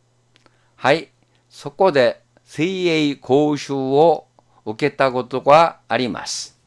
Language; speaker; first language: Japanese; non-native, fluent; Korean